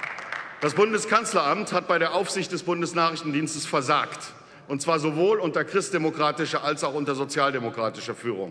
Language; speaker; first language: German; native; German